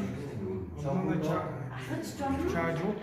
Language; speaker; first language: Korean; non-native, learner; Mongolian